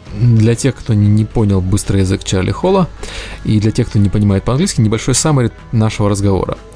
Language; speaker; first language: Russian; native; Russian